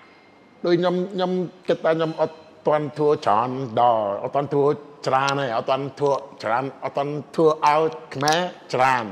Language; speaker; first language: Khmer; non-native, fluent; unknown